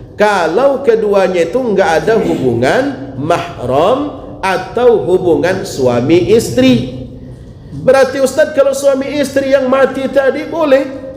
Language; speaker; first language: Malay; native; Malay